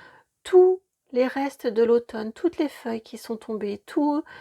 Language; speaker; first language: French; native; French